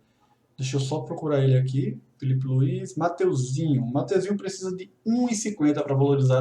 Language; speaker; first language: Portuguese; native; Portuguese